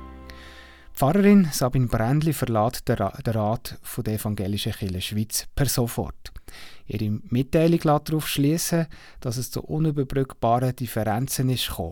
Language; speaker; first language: German; native; German